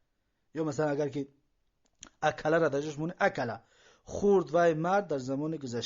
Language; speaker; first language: Persian; native; Persian